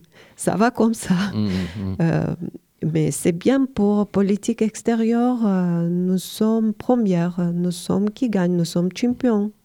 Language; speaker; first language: French; non-native, learner; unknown